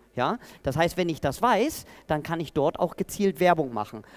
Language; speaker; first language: German; native; German